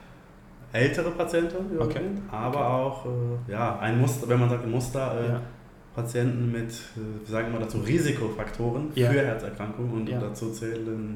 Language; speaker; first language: German; native; German